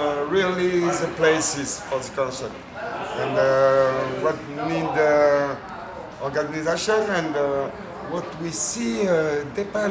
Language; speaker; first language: English; non-native, learner; French